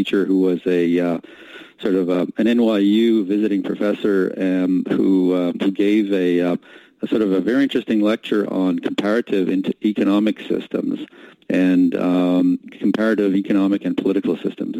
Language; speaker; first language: English; native; English